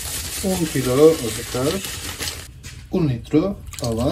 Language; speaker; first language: Spanish; non-native, learner; Turkish